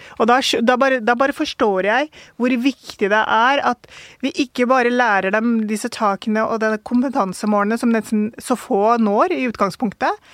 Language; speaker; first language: Norwegian; early bilingual, other home language; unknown